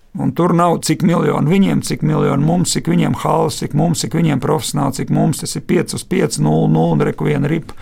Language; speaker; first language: Latvian; native; Latvian